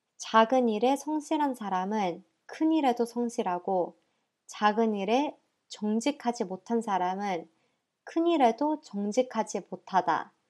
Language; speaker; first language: Korean; early bilingual, heritage; Korean